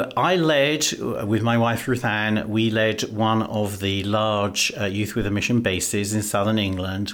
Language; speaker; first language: English; native; English